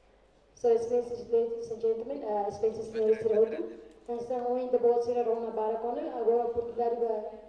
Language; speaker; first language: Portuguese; non-native, local second language; Tetum